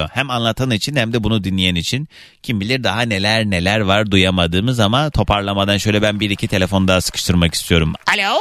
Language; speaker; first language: Turkish; native; Turkish